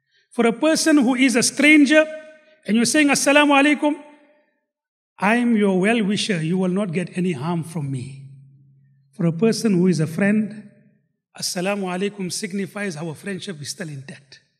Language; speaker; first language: English; non-native, local second language; Gujarati